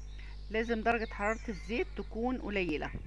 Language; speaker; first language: Arabic; native; Arabic